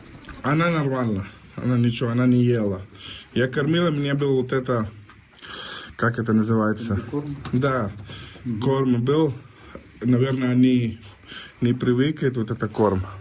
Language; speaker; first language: Russian; non-native, learner; Urdu